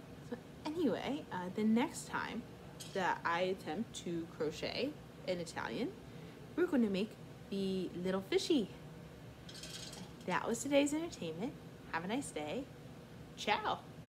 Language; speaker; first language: English; native; English